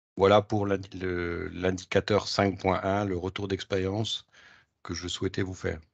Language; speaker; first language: French; native; French